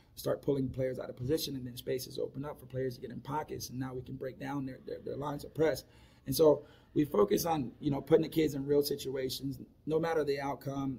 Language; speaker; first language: English; native; English